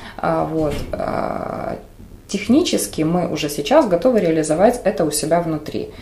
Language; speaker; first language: Russian; native; Russian